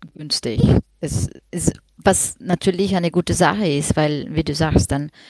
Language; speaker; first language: German; non-native, fluent; Spanish